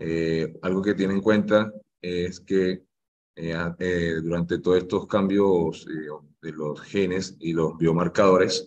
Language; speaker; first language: Spanish; native; Spanish